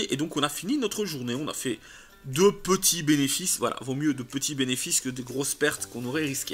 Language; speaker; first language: French; native; French